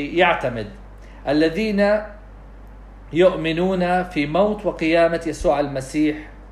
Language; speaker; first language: Arabic; non-native, fluent; English